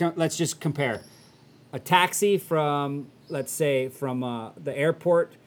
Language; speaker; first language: English; early bilingual, other home language; Spanish